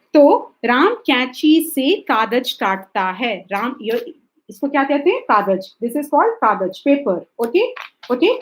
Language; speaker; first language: Hindi; native; Hindi